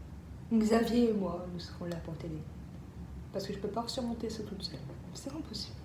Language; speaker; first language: French; native; French